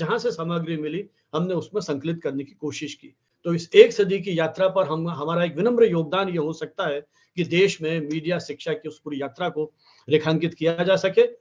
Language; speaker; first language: Hindi; native; Hindi